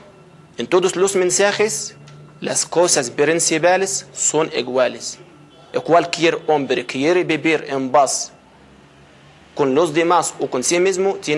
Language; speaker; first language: Spanish; non-native, fluent; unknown